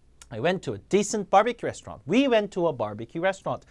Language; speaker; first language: English; non-native, fluent; Korean